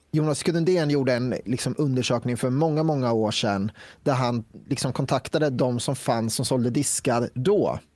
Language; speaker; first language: Swedish; native; Swedish